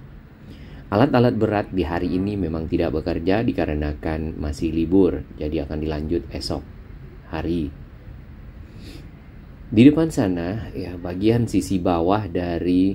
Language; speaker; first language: Indonesian; native; Indonesian